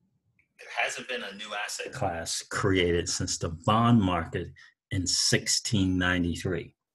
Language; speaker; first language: English; native; English